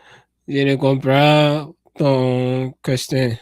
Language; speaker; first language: French; non-native, learner; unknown